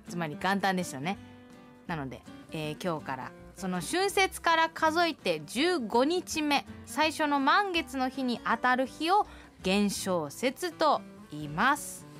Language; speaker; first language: Japanese; non-native, fluent; Chinese